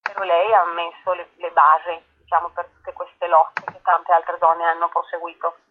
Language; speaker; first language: Italian; non-native, fluent; Spanish